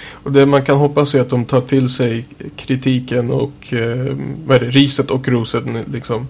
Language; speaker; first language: Swedish; native; Swedish